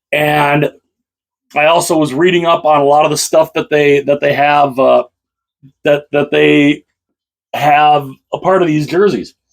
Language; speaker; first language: English; native; English